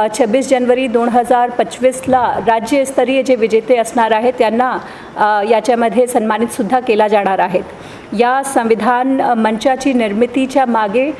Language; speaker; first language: Marathi; non-native, local second language; Hindi